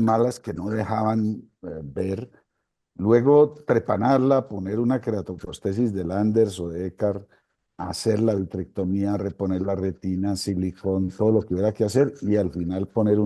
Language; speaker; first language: Spanish; native; Spanish